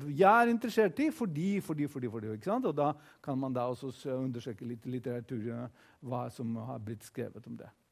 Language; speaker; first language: Norwegian; non-native, fluent; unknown